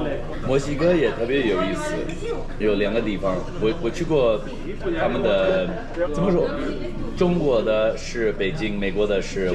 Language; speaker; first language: Chinese; non-native, fluent; English